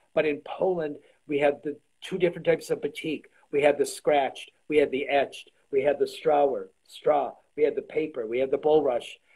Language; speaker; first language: English; early bilingual, other home language; Polish